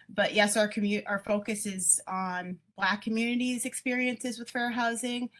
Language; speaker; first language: English; native; English